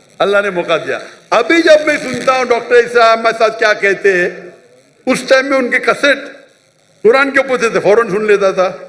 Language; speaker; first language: Urdu; non-native, local second language; Konkani